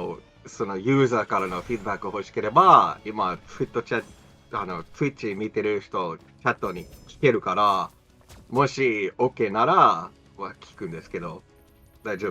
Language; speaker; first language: Japanese; non-native, fluent; English